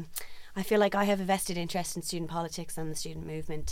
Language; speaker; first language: English; native; English